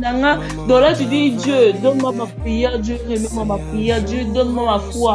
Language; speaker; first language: French; non-native, local second language; Lingala